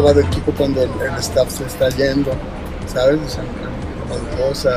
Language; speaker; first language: Spanish; native; Spanish